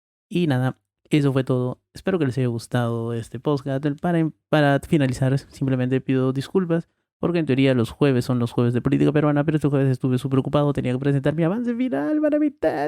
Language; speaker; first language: Spanish; native; Spanish